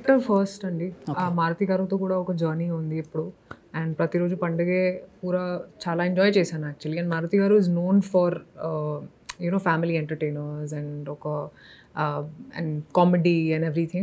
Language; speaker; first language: Telugu; non-native, local second language; Hindi